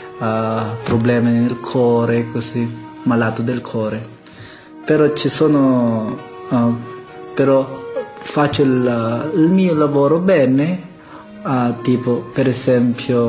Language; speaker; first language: Italian; non-native, learner; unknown